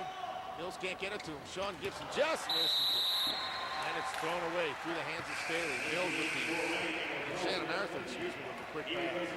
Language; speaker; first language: English; native; English